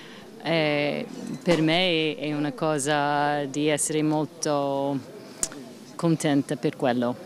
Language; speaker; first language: Italian; non-native, learner; English